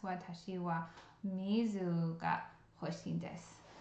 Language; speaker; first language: Japanese; non-native, learner; English